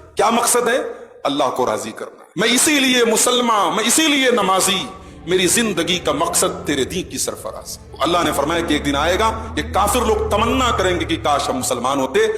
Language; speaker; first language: Urdu; native; Urdu